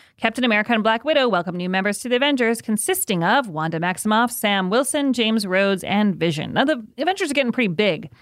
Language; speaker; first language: English; native; English